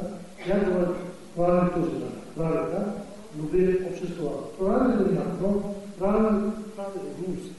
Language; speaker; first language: Russian; non-native, learner; Tibetan